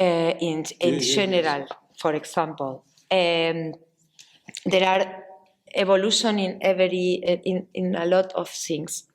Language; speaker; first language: English; non-native, learner; Spanish